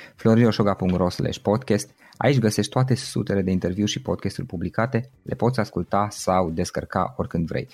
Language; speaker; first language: Romanian; native; Romanian